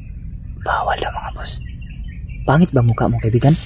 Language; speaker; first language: Filipino; non-native, local second language; Cebuano